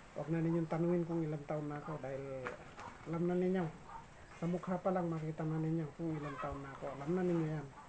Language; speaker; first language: Filipino; non-native, local second language; Iloko